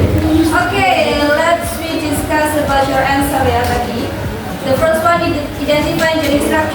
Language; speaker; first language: English; non-native, learner; Indonesian